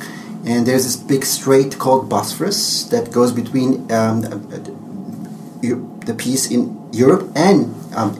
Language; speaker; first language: English; non-native, fluent; Turkish